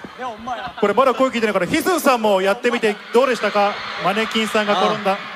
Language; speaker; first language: Japanese; native; Japanese